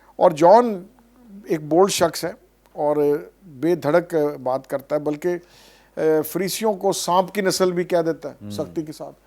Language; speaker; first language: Urdu; non-native, local second language; Punjabi